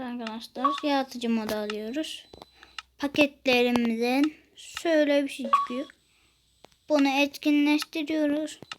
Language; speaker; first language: Turkish; native; Turkish